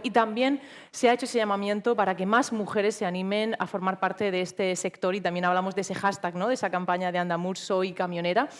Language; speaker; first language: Spanish; native; Spanish